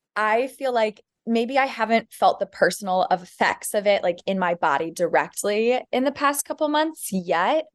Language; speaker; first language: English; native; English